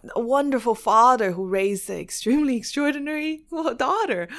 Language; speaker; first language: English; non-native, fluent; Chinese